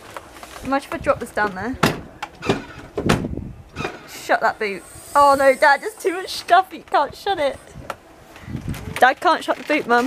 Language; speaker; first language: English; native; English